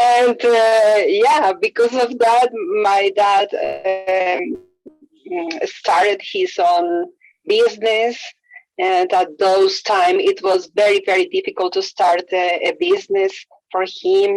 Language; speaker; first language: English; non-native, learner; Spanish